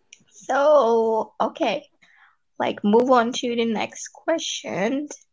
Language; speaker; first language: English; non-native, fluent; Indonesian